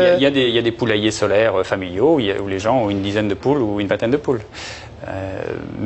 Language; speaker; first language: French; native; French